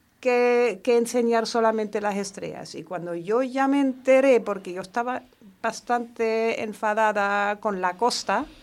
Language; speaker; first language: Spanish; non-native, fluent; German